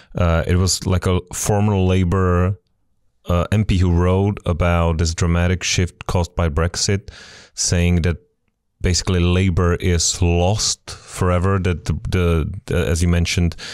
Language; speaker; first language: English; non-native, fluent; Czech